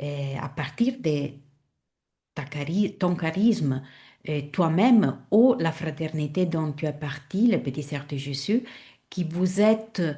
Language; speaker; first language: French; non-native, fluent; Italian